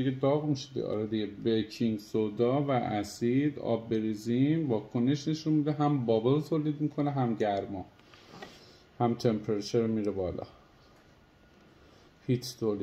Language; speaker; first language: Persian; native; Persian